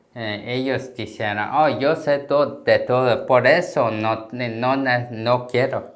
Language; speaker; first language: Spanish; non-native, learner; Korean